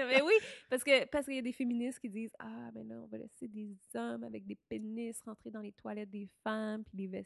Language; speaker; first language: French; native; French